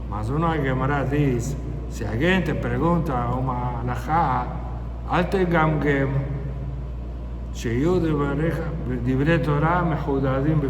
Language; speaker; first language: Portuguese; non-native, fluent; Spanish